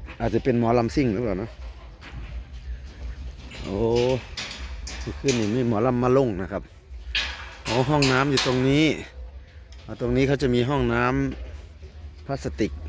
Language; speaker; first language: Thai; non-native, local second language; Northeastern Thai